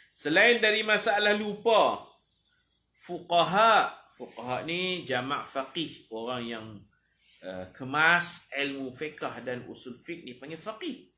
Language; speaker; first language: Malay; native; Malay